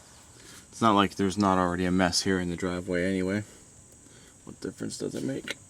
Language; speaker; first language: English; native; English